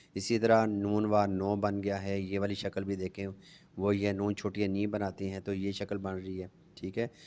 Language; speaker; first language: Urdu; non-native, local second language; Punjabi